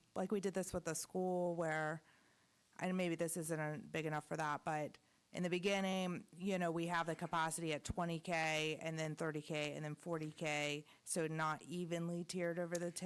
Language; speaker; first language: English; native; English